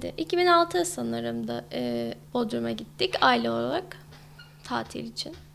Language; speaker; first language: Turkish; non-native, fluent; English